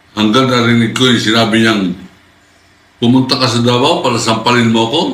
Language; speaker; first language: Filipino; native; Filipino